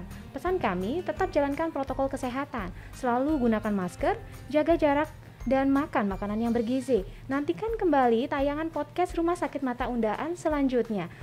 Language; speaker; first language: Indonesian; native; Indonesian